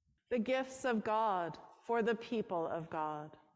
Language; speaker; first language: English; native; English